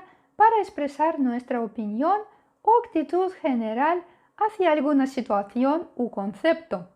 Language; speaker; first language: Spanish; non-native, fluent; Russian